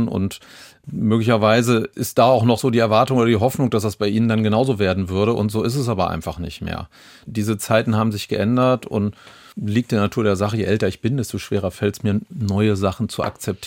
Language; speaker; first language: German; native; German